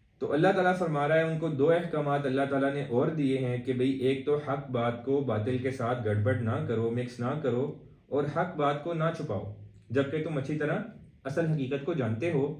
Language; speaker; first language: Urdu; native; Urdu